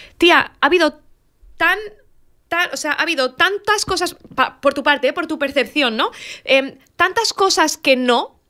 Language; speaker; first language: Spanish; early bilingual, other home language; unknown